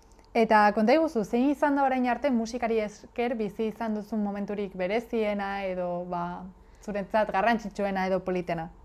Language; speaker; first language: Basque; native; Basque